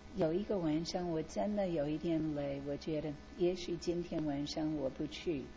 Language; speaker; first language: Chinese; non-native, fluent; English